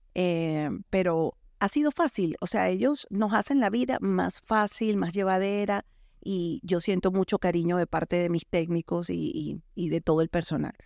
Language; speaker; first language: Spanish; native; Spanish